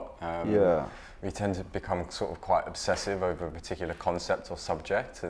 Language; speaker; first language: English; native; English